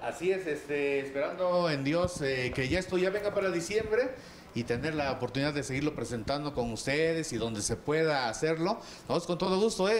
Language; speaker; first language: Spanish; native; Spanish